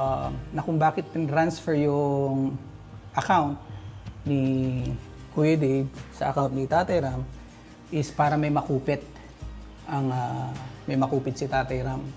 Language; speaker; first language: Filipino; native; Filipino